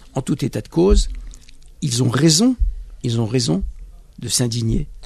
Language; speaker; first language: French; native; French